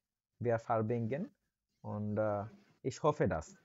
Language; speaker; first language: German; non-native, learner; Bangla